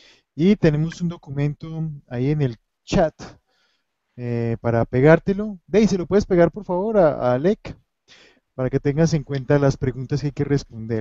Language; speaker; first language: Spanish; native; Spanish